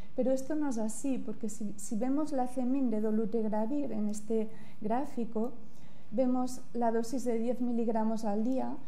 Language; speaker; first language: Spanish; native; Spanish